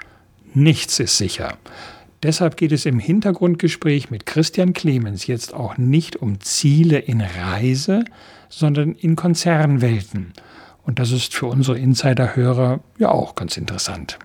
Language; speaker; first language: German; native; German